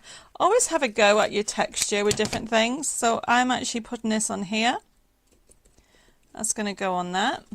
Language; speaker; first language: English; native; English